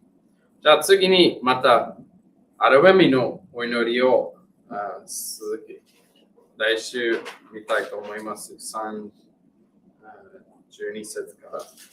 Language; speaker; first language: Japanese; non-native, fluent; English